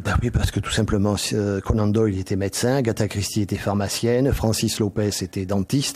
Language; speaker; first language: French; native; French